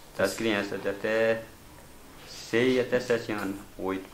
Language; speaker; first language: Portuguese; non-native, local second language; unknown